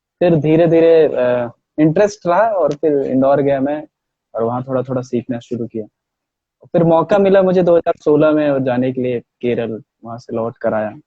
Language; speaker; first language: Hindi; native; Hindi